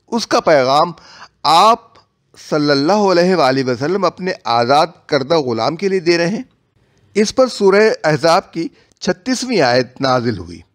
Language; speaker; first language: Urdu; native; Urdu